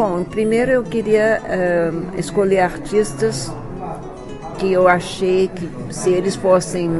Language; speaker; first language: Portuguese; early bilingual, other home language; Chinese